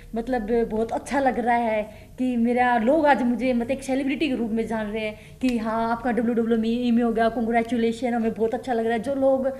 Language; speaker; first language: Hindi; native; Hindi